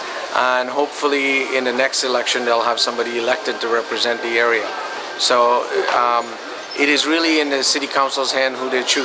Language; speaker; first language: English; native; English